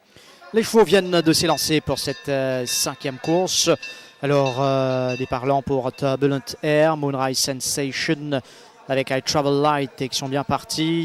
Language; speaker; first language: French; non-native, local second language; Morisyen